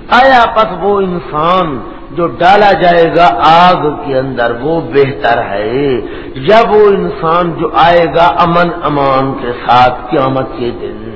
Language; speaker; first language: Urdu; non-native, local second language; Punjabi